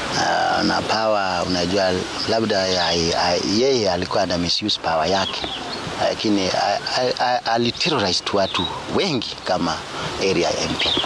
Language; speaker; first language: Swahili; non-native, local second language; Luo (Kenya and Tanzania)